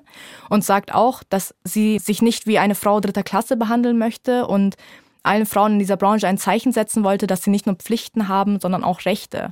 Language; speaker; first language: German; native; German